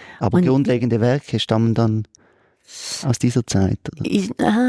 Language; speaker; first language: German; native; German